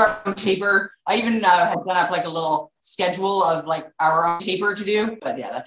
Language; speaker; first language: English; native; English